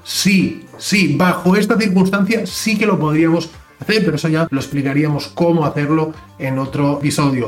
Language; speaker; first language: Spanish; native; Spanish